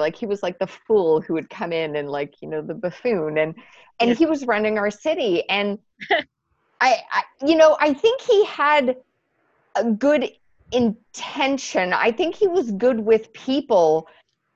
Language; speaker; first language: English; native; English